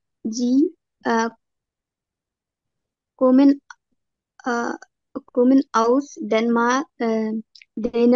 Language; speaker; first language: German; non-native, learner; Bangla